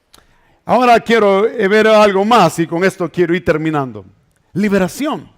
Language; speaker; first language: Spanish; native; Spanish